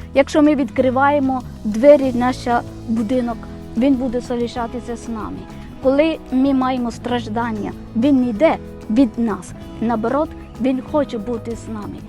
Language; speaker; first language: Ukrainian; non-native, fluent; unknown